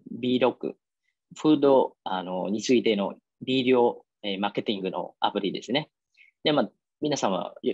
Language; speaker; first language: Japanese; non-native, fluent; Vietnamese